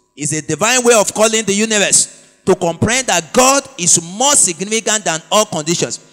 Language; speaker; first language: English; non-native, local second language; Yoruba